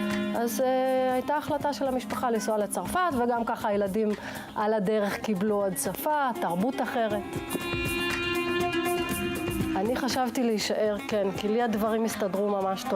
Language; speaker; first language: Hebrew; early bilingual, other home language; English